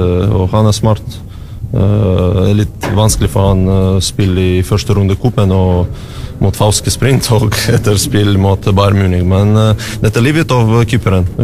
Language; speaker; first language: Norwegian; non-native, learner; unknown